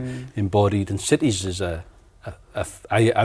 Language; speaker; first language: English; native; English